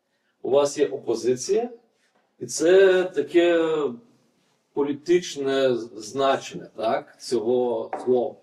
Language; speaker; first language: Ukrainian; non-native, fluent; Lithuanian